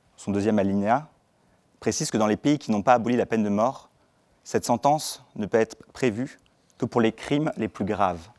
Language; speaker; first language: French; native; French